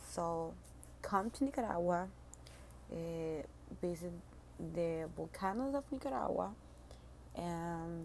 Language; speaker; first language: English; non-native, learner; Spanish